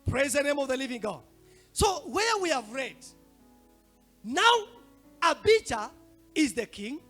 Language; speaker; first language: English; non-native, local second language; Swahili